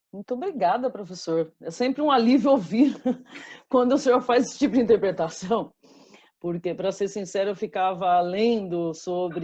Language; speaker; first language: Portuguese; native; Portuguese